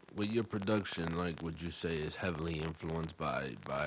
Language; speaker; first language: English; non-native, fluent; Spanish